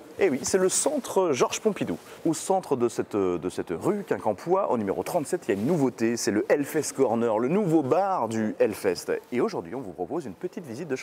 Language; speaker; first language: French; native; French